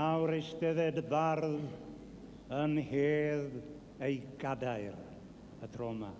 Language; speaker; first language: Welsh; native; Welsh